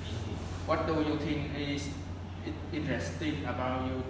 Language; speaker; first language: English; non-native, learner; Vietnamese